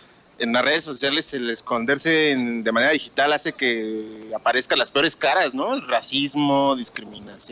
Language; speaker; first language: Spanish; native; Spanish